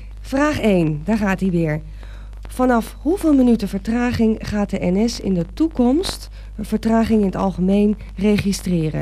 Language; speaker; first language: Dutch; native; Dutch